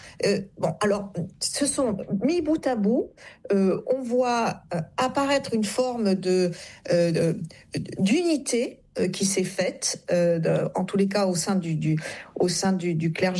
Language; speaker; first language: French; native; French